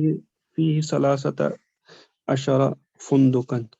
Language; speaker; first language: Arabic; non-native, learner; Urdu